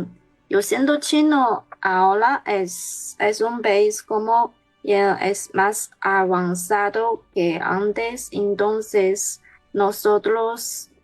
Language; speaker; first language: Spanish; non-native, learner; Chinese